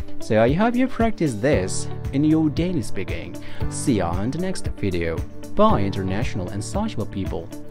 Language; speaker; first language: English; non-native, fluent; Indonesian